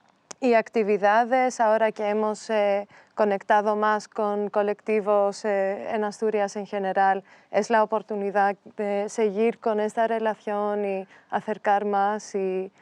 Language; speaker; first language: Spanish; non-native, fluent; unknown